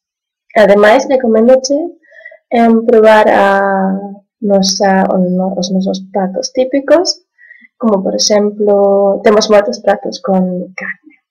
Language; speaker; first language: Spanish; non-native, fluent; German